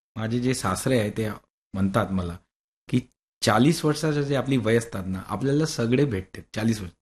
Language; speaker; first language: Marathi; non-native, local second language; Hindi